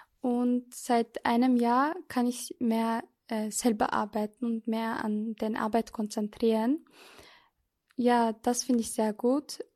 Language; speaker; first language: German; non-native, local second language; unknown